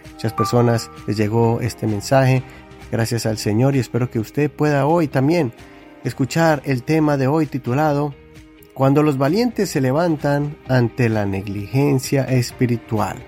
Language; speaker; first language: Spanish; native; Spanish